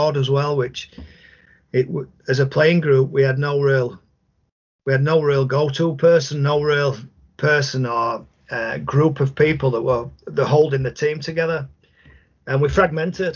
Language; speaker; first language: English; native; English